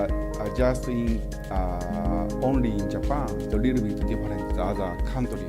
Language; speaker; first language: English; non-native, learner; Japanese